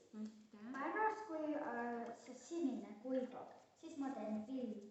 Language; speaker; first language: Estonian; early bilingual, heritage; Estonian